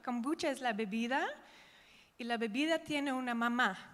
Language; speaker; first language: Spanish; non-native, learner; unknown